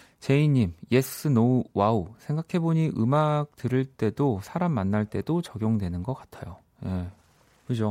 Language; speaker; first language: Korean; native; Korean